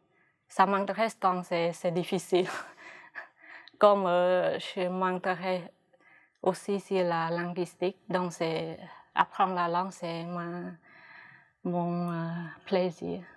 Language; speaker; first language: French; non-native, fluent; Khmer